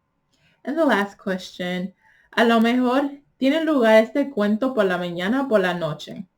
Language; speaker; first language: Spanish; early bilingual, heritage; Spanish